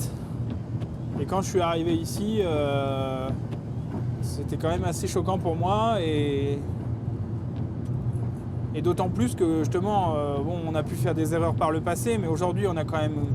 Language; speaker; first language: French; native; French